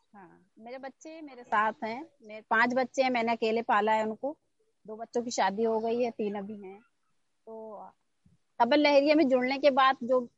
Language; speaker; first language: Hindi; native; Hindi